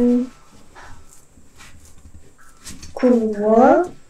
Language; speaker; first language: Korean; non-native, learner; Indonesian